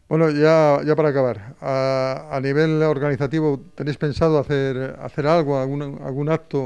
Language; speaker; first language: Spanish; native; Spanish